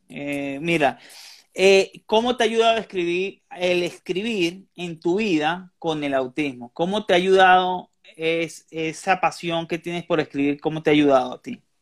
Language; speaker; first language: Spanish; native; Spanish